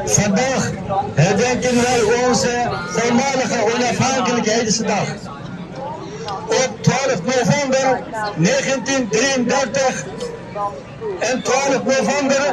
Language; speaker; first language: Dutch; non-native, learner; Uyghur